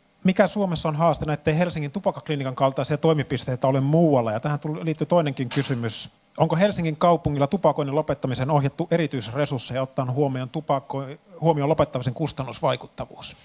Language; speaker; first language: Finnish; native; Finnish